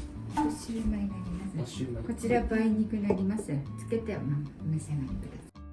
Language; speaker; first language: Japanese; native; Japanese